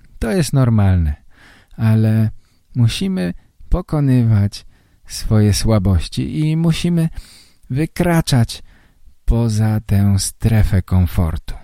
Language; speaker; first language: Polish; native; Polish